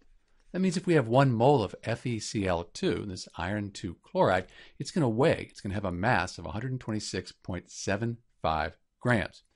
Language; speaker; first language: English; native; English